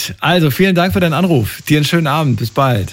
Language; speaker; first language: German; native; German